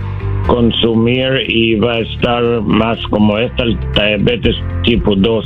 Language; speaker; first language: Spanish; non-native, learner; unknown